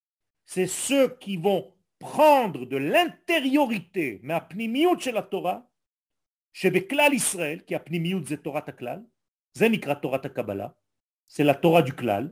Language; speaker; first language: Hebrew; non-native, fluent; French